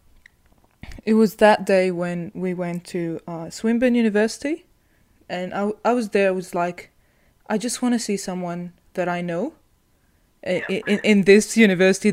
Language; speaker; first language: English; non-native, fluent; Arabic